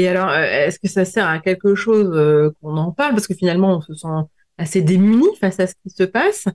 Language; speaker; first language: French; native; French